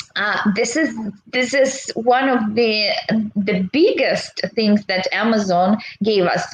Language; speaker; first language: English; non-native, fluent; Russian